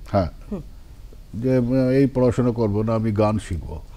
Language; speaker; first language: Bangla; non-native, local second language; Punjabi